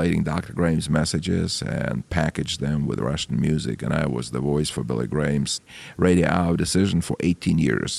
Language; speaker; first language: English; non-native, fluent; Russian